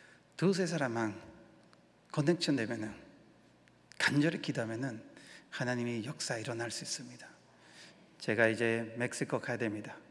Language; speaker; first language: Korean; non-native, learner; Spanish